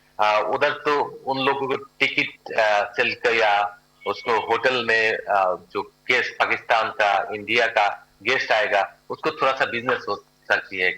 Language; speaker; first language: Hindi; non-native, learner; Bangla